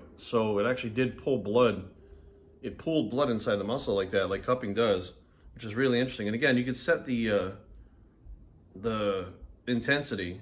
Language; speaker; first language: English; native; English